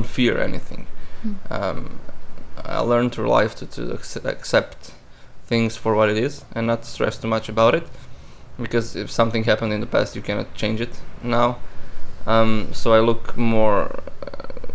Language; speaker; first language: English; non-native, fluent; Croatian